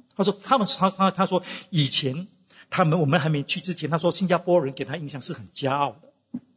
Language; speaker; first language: Chinese; native; Chinese